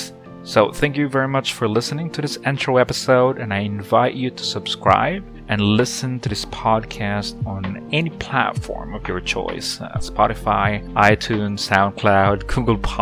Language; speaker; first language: English; non-native, local second language; Cebuano